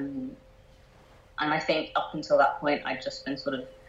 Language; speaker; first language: English; native; English